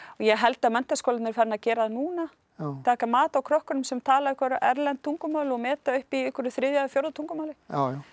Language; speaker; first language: Icelandic; non-native, fluent; Arabic